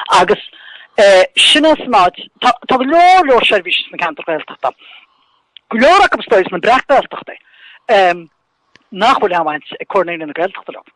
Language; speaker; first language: Irish; native; Irish